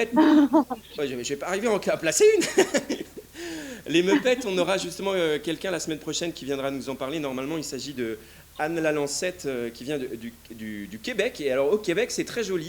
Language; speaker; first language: French; native; French